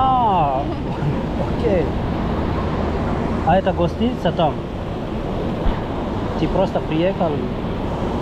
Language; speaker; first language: Russian; non-native, learner; French